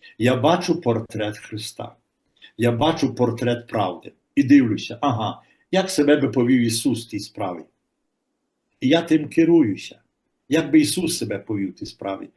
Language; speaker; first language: Ukrainian; native; Ukrainian